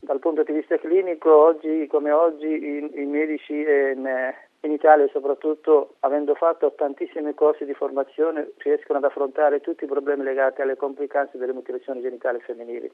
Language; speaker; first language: Italian; non-native, fluent; Somali